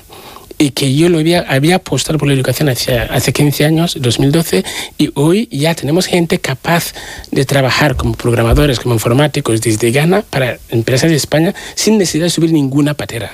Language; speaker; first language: Spanish; non-native, fluent; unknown